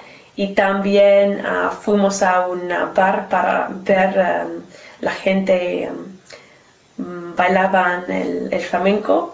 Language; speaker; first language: Spanish; non-native, learner; English